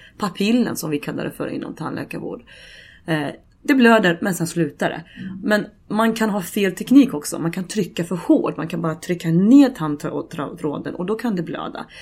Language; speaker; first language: Swedish; early bilingual, other home language; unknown